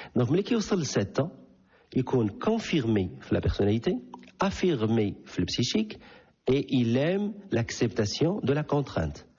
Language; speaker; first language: French; non-native, local second language; Arabic